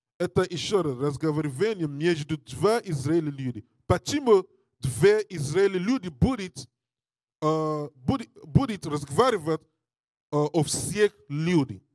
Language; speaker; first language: Russian; non-native, learner; English